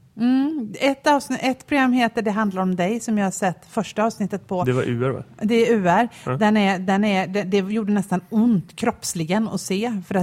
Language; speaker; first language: Swedish; native; Swedish